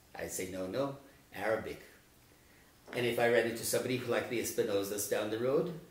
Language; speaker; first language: English; native; English